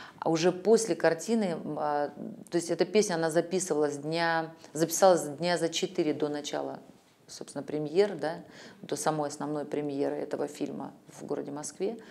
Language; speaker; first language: Russian; native; Russian